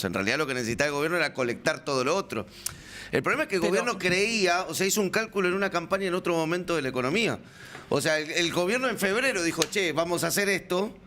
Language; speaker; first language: Spanish; native; Spanish